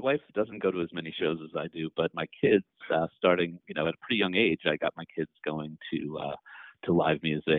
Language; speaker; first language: English; native; English